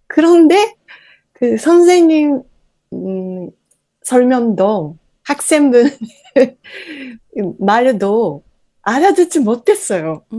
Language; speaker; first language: Korean; non-native, fluent; Japanese